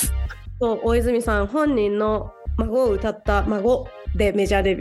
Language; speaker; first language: Japanese; native; Japanese